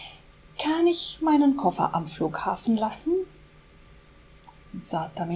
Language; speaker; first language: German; non-native, fluent; Portuguese